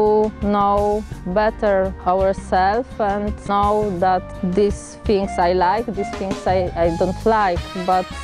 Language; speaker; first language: English; non-native, learner; Polish